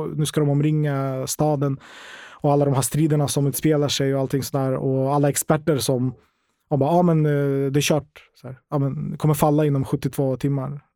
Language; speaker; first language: Swedish; non-native, fluent; Ukrainian